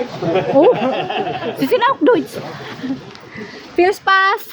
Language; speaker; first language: German; non-native, learner; Cebuano